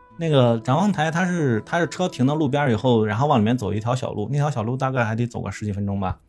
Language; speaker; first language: Chinese; native; Chinese